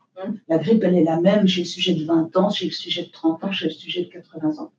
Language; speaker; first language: French; native; French